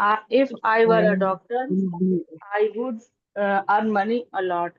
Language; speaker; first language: English; non-native, learner; Hindi